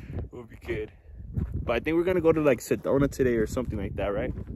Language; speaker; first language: English; early bilingual, other home language; Spanish